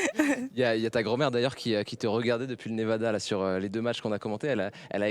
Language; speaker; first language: French; native; French